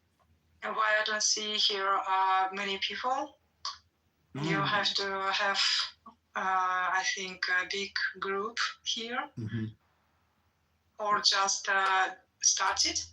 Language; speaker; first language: English; non-native, learner; Russian